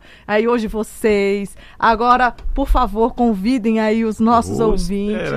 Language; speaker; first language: Portuguese; native; Portuguese